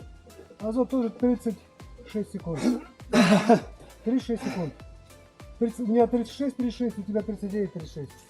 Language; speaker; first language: Russian; native; Russian